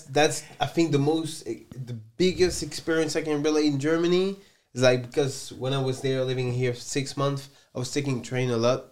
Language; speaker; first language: English; non-native, fluent; French